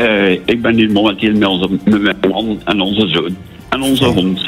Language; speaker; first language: Dutch; native; Dutch